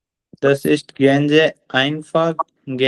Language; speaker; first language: German; non-native, learner; Hindi